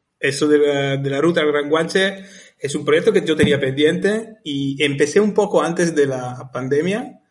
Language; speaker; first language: Spanish; non-native, fluent; Italian